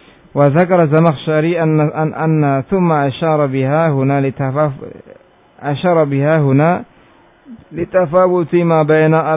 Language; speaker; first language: Arabic; non-native, fluent; Indonesian